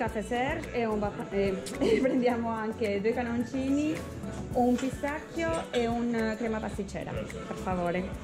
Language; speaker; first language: Italian; non-native, learner; Spanish